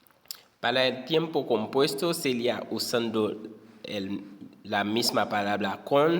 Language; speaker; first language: Spanish; non-native, fluent; Haitian Creole